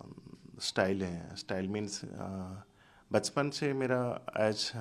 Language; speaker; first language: Hindi; non-native, local second language; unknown